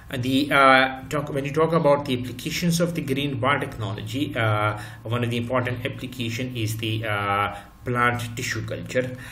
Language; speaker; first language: English; non-native, local second language; Urdu